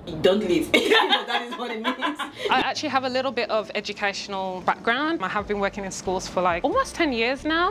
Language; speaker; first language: English; native; English